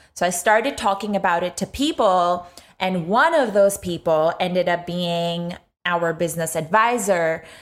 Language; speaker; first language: English; non-native, local second language; Urdu